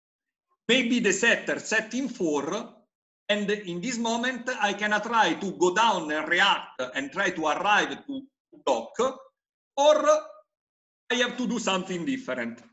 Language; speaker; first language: English; non-native, fluent; Italian